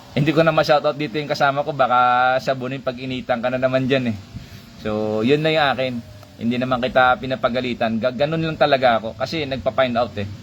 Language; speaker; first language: Filipino; non-native, local second language; Hiligaynon